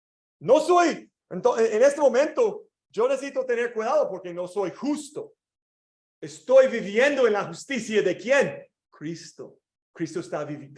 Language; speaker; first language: Spanish; non-native, learner; English